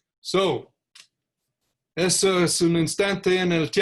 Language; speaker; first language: Spanish; non-native, learner; English